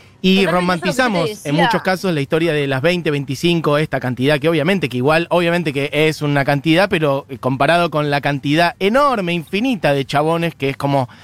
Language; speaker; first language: Spanish; native; Spanish